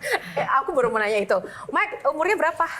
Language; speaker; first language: Indonesian; native; Indonesian